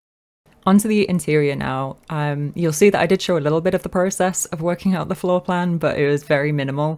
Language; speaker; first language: English; native; English